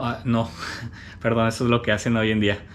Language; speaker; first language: Spanish; native; Spanish